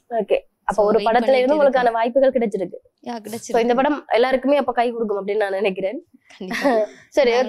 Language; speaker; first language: Tamil; native; Tamil